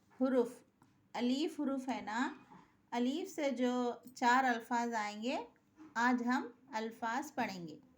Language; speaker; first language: Urdu; native; Urdu